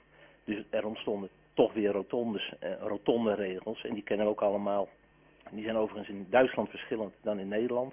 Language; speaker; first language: Dutch; native; Dutch